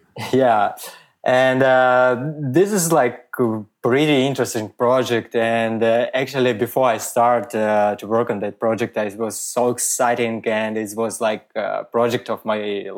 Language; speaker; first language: English; non-native, learner; Russian